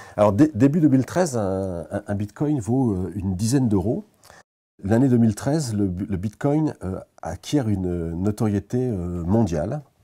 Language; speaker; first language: French; native; French